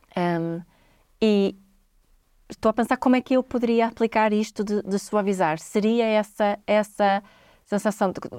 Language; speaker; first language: Portuguese; non-native, fluent; Swedish